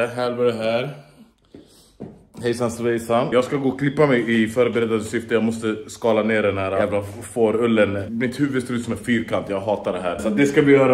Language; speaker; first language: Swedish; native; Swedish